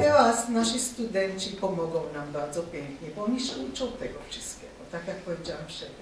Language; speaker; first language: Polish; non-native, fluent; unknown